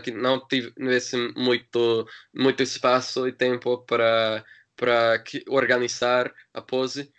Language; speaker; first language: Portuguese; non-native, learner; English